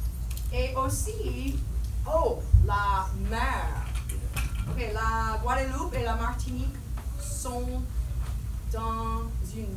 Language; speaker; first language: French; non-native, fluent; English